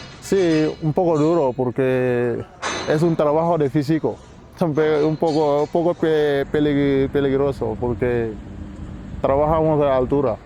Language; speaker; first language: Spanish; non-native, learner; Wolof